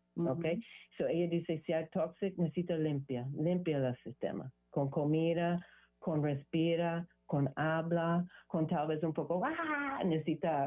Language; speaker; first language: Spanish; non-native, learner; English